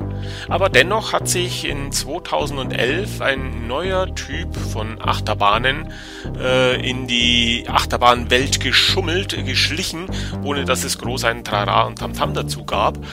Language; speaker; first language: German; native; German